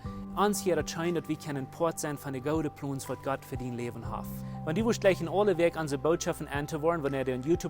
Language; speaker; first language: German; non-native, learner; Plautdietsch